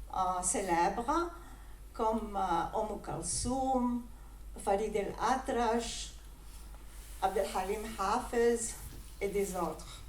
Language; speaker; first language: French; non-native, fluent; Greek